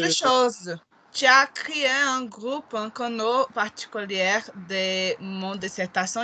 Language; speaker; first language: French; non-native, learner; Portuguese